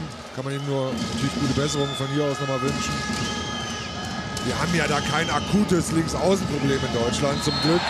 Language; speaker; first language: German; native; German